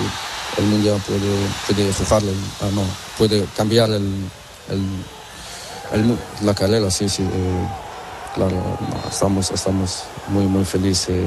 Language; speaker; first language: Spanish; non-native, learner; Portuguese